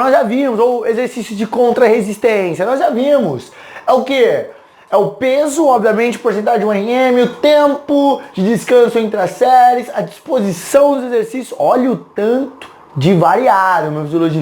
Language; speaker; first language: Portuguese; native; Portuguese